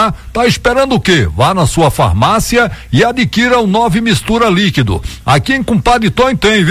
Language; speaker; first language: Portuguese; native; Portuguese